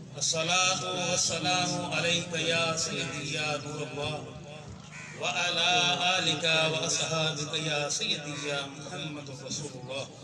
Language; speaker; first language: Urdu; non-native, local second language; Punjabi